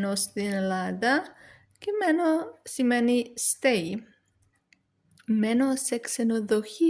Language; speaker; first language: Greek; non-native, learner; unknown